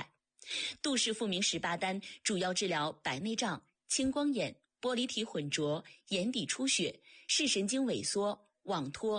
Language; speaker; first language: Chinese; native; Chinese